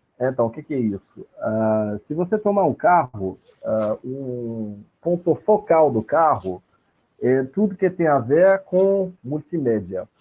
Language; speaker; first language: Portuguese; non-native, fluent; French